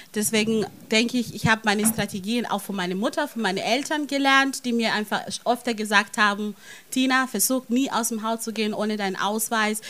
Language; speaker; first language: German; non-native, fluent; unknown